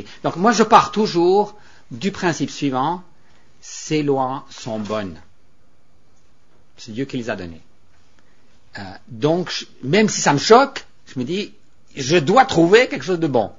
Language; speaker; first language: French; native; French